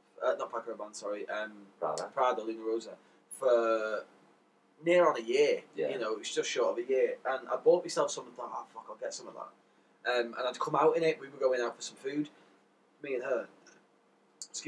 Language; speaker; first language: English; native; English